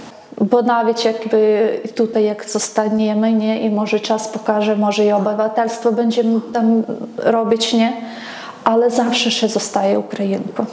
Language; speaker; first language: Polish; non-native, fluent; Ukrainian